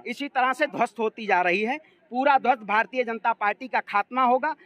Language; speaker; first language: Hindi; native; Hindi